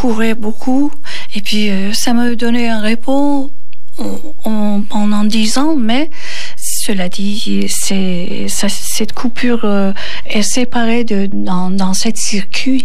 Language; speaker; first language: French; non-native, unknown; Turkish